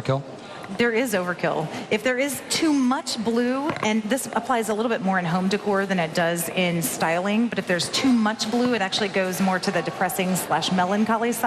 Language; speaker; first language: English; native; English